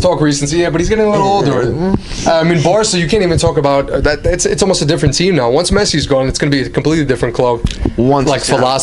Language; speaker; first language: English; native; English